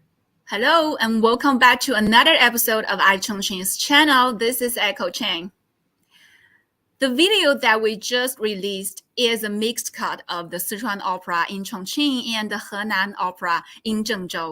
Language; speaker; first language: English; non-native, local second language; Chinese